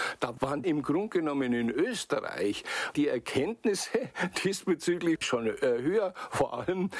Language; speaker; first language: German; native; German